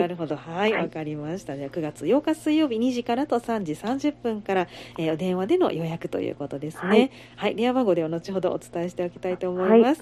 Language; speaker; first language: Japanese; native; Japanese